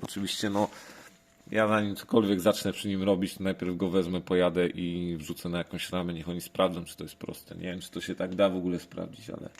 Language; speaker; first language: Polish; native; Polish